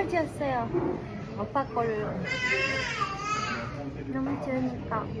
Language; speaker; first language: Korean; non-native, learner; Japanese